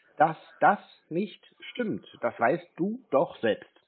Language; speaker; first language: German; native; German